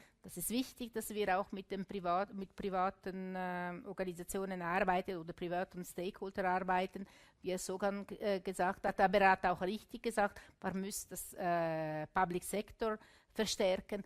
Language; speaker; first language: German; non-native, local second language; Italian